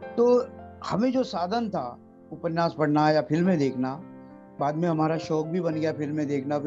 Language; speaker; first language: Hindi; non-native, local second language; Marathi